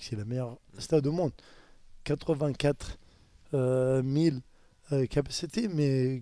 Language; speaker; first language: French; non-native, learner; Arabic